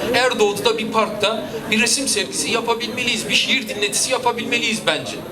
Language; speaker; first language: Turkish; native; Turkish